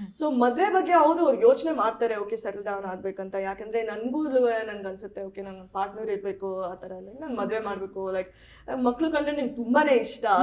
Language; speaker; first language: Kannada; early bilingual, heritage; Kannada